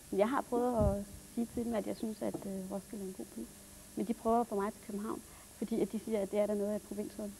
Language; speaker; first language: Danish; native; Danish